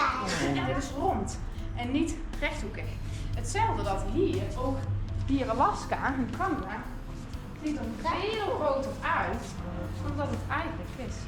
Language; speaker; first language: Dutch; native; Dutch